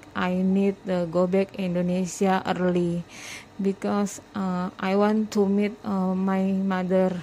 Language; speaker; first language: English; non-native, learner; Indonesian